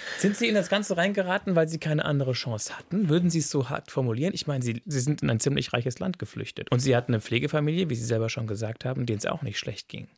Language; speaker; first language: German; native; German